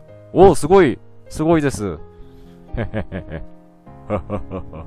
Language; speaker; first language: Japanese; non-native, learner; Korean